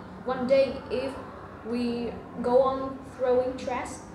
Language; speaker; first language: English; non-native, learner; Vietnamese